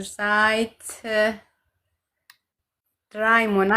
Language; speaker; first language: German; non-native, learner; Amharic